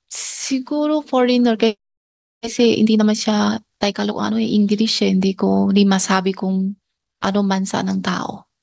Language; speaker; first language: Filipino; non-native, learner; Chinese